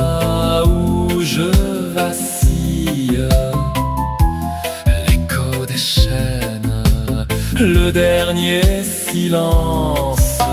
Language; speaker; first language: French; native; French